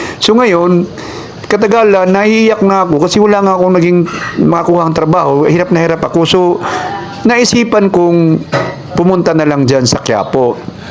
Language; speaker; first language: Filipino; non-native, local second language; Cebuano